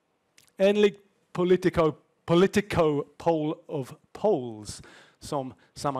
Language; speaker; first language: Swedish; non-native, fluent; English